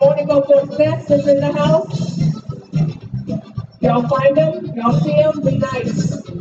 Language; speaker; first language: English; native; English